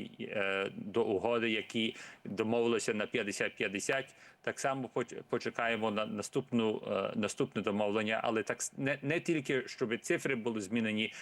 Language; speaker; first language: Ukrainian; early bilingual, heritage; Ukrainian